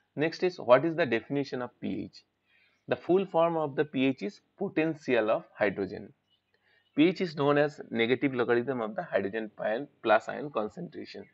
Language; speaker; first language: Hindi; non-native, local second language; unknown